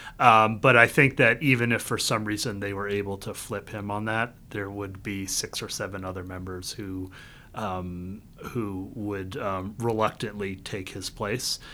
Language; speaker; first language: English; early bilingual, other home language; Vietnamese